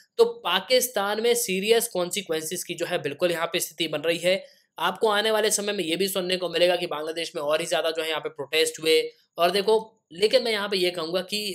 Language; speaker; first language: Hindi; native; Hindi